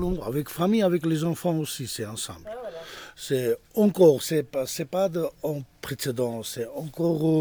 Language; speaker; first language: French; non-native, learner; Georgian